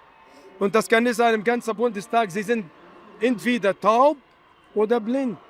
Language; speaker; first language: German; non-native, fluent; Arabic